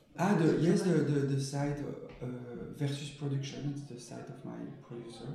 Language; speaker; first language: English; non-native, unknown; French